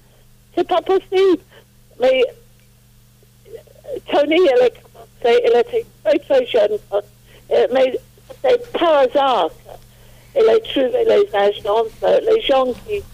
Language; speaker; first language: French; non-native, fluent; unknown